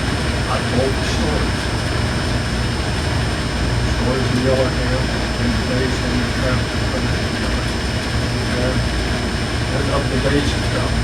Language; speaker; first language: English; native; English